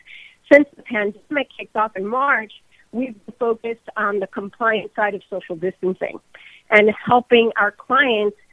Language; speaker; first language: English; native; English